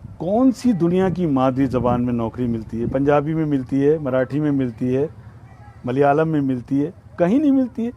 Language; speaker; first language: Urdu; native; Urdu